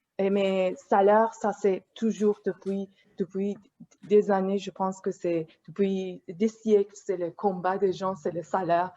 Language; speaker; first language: French; non-native, fluent; Persian